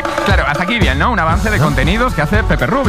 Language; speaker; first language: Spanish; native; Spanish